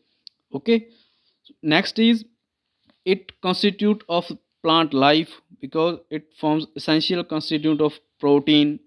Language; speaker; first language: English; non-native, local second language; Punjabi